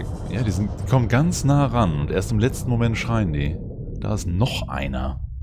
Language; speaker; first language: German; native; German